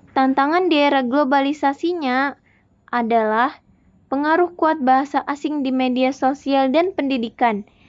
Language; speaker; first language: Indonesian; native; Indonesian